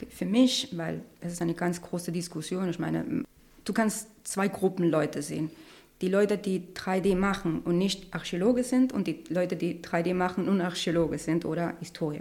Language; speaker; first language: German; non-native, learner; Spanish